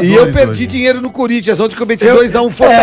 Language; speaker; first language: Portuguese; native; Portuguese